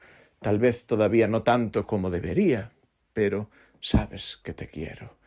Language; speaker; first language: Spanish; native; Spanish